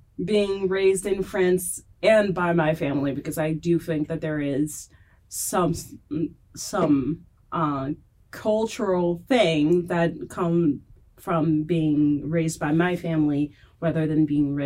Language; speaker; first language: English; non-native, fluent; French